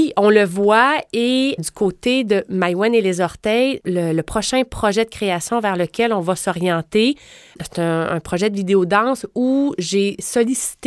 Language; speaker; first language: French; native; French